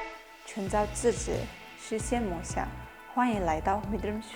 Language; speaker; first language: Chinese; non-native, fluent; Mongolian